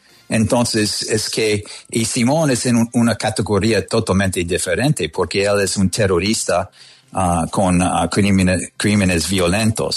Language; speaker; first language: Spanish; non-native, fluent; English